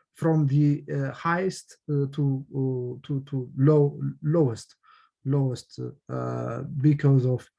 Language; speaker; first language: English; non-native, local second language; Amharic